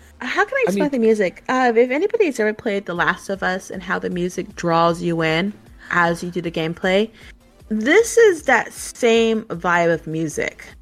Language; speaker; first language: English; native; English